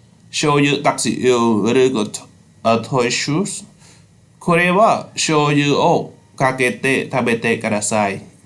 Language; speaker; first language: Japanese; non-native, learner; Khmer